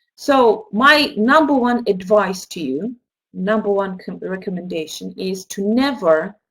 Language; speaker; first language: English; non-native, fluent; Russian